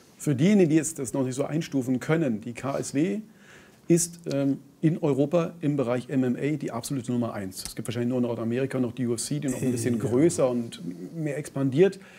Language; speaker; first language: German; native; German